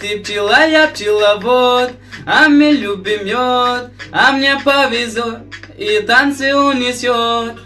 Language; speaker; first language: Russian; non-native, fluent; Tajik